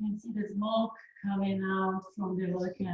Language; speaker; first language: English; non-native, fluent; Italian